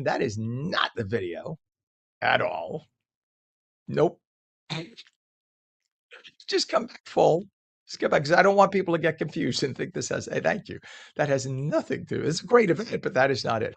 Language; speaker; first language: English; native; English